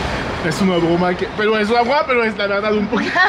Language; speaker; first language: Spanish; non-native, learner; English